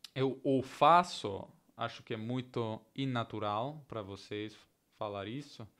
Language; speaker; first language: Portuguese; non-native, fluent; Italian